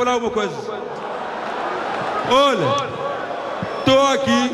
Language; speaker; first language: Portuguese; non-native, learner; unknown